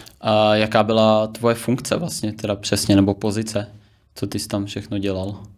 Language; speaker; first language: Czech; native; Czech